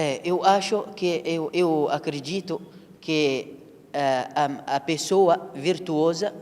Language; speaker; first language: Portuguese; non-native, learner; Arabic